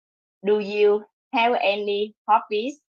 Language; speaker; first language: English; non-native, learner; Vietnamese